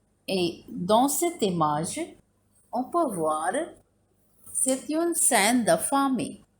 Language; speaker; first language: French; non-native, fluent; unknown